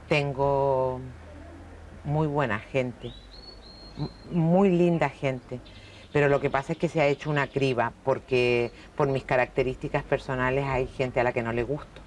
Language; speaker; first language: Spanish; native; Spanish